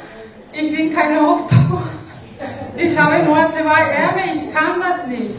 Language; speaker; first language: German; non-native, fluent; Spanish